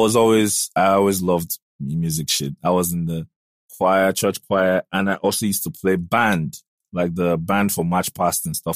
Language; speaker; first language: English; non-native, local second language; Igbo